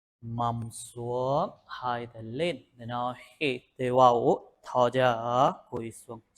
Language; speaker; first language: Vietnamese; non-native, learner; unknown